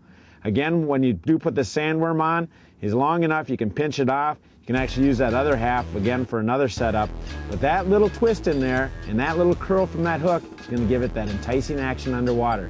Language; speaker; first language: English; native; English